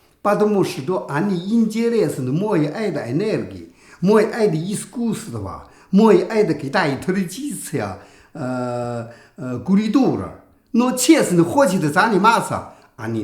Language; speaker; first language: Russian; non-native, learner; Chinese